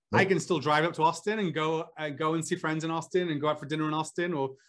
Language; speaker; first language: English; native; English